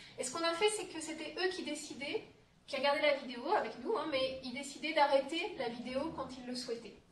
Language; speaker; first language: French; native; French